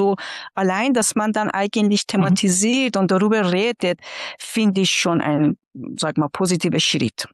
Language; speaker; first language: German; non-native, fluent; Persian